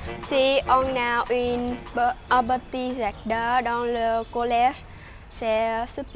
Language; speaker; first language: French; non-native, learner; Vietnamese